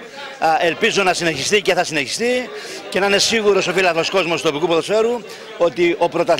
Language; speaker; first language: Greek; native; Greek